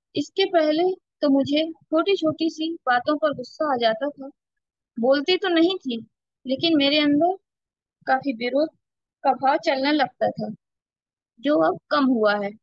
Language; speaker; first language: Hindi; native; Hindi